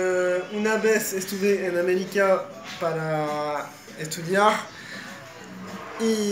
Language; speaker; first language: Spanish; non-native, learner; French